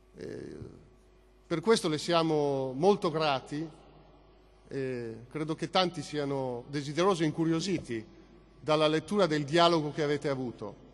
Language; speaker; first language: Italian; native; Italian